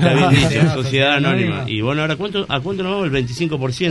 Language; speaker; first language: Spanish; native; Spanish